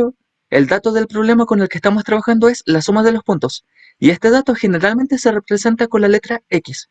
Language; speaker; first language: Spanish; native; Spanish